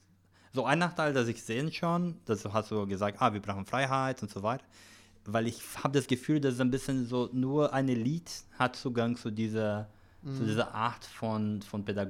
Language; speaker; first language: German; non-native, learner; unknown